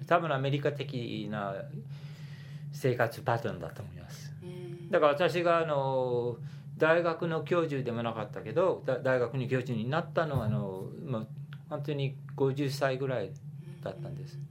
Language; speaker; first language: Japanese; non-native, fluent; English